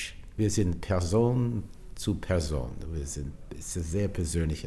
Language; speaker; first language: German; non-native, fluent; English